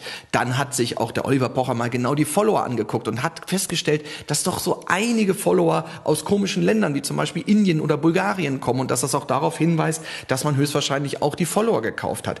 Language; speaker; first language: German; native; German